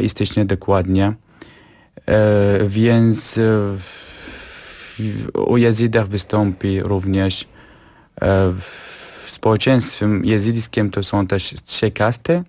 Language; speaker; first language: Polish; non-native, fluent; Kurdish